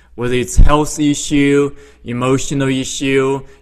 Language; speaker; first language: English; non-native, fluent; Chinese